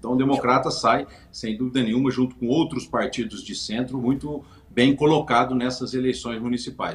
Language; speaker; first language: Portuguese; native; Portuguese